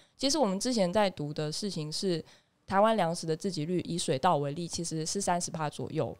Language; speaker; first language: Chinese; native; Chinese